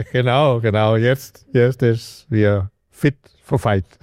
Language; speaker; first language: German; non-native, fluent; Danish